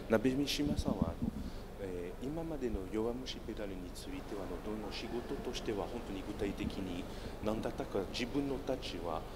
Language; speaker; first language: Japanese; non-native, fluent; French